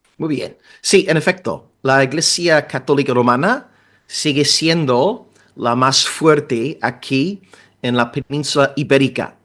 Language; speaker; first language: Spanish; non-native, fluent; English